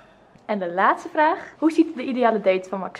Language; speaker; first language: Dutch; native; Dutch